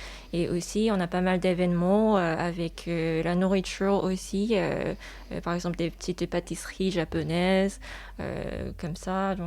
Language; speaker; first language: French; non-native, fluent; Japanese